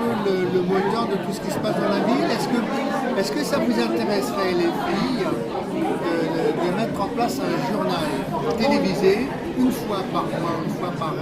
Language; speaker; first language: French; native; French